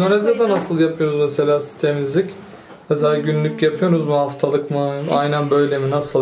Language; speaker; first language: Turkish; native; Turkish